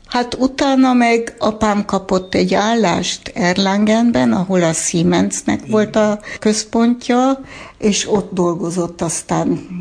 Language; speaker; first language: Hungarian; early bilingual, heritage; Hungarian